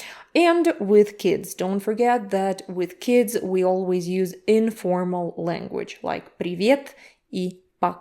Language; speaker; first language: English; non-native, fluent; Russian